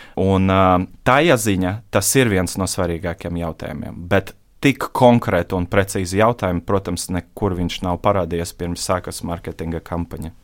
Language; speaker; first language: Latvian; non-native, local second language; Russian